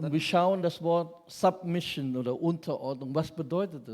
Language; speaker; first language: German; non-native, fluent; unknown